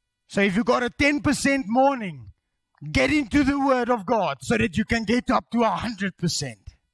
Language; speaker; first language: English; non-native, local second language; Afrikaans